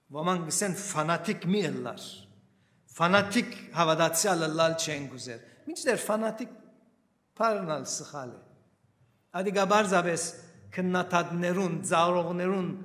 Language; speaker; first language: Armenian; early bilingual, heritage; Armenian